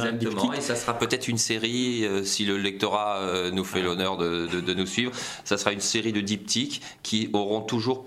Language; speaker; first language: French; native; French